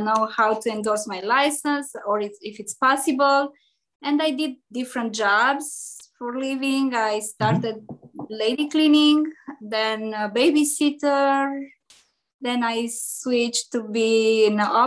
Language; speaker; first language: English; non-native, learner; Romanian